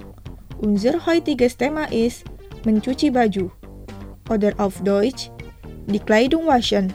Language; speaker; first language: German; non-native, fluent; Indonesian